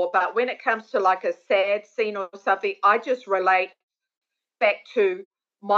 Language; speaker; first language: English; native; English